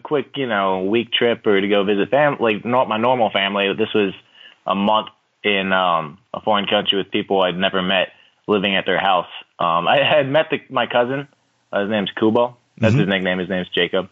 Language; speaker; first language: English; native; English